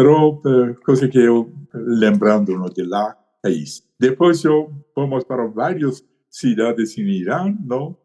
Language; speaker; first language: Portuguese; non-native, learner; Persian